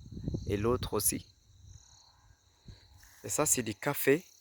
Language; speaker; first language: French; non-native, fluent; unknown